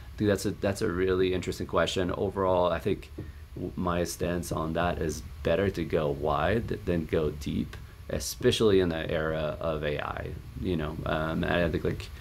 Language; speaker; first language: English; native; English